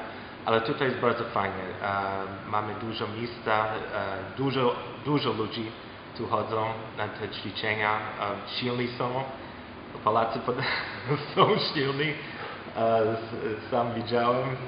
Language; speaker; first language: Polish; early bilingual, heritage; Polish